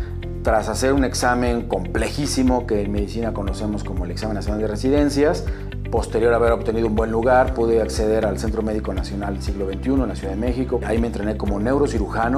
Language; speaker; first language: Spanish; native; Spanish